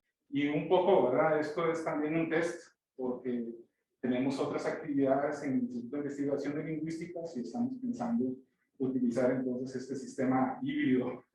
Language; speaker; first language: Spanish; native; Spanish